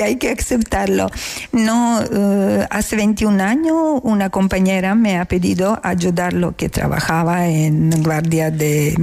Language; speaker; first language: Spanish; non-native, fluent; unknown